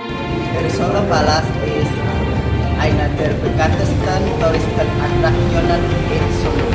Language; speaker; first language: German; non-native, learner; Indonesian